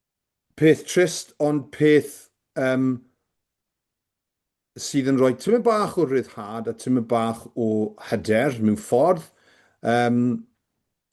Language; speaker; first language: Welsh; native; Welsh